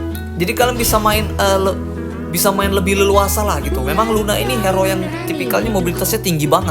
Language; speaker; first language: Indonesian; native; Indonesian